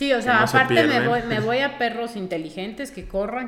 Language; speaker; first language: Spanish; native; Spanish